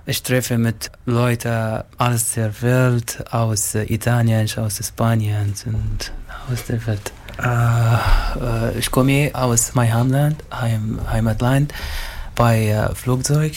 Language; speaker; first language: German; non-native, learner; Arabic